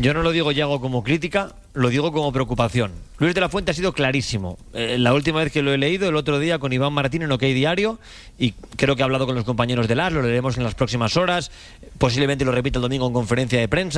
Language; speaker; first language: Spanish; native; Spanish